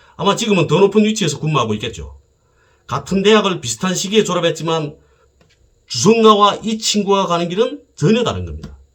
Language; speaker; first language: Korean; native; Korean